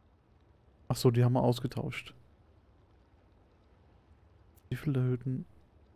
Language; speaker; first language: German; native; German